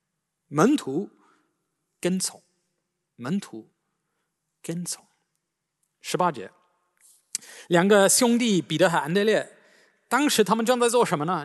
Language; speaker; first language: Chinese; native; Chinese